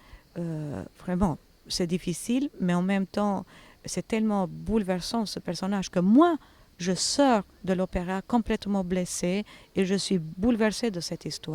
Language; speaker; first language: French; non-native, fluent; Albanian